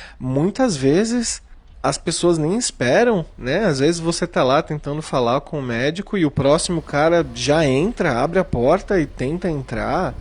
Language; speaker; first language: Portuguese; native; Portuguese